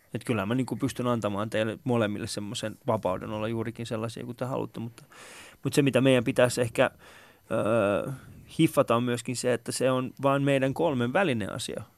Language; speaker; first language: Finnish; early bilingual, other home language; Persian